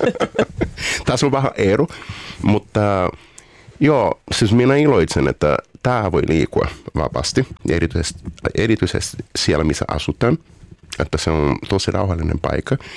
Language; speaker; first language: Finnish; non-native, fluent; Portuguese